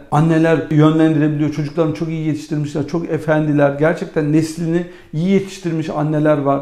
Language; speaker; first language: Turkish; early bilingual, heritage; Turkish